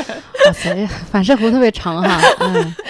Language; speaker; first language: Chinese; native; Chinese